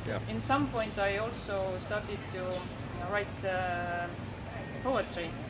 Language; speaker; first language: English; non-native, fluent; Estonian